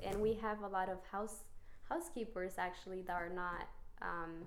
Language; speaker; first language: English; early bilingual, other home language; Spanish